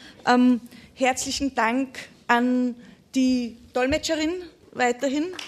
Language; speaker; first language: German; native; German